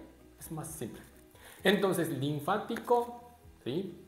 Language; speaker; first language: Spanish; non-native, learner; Japanese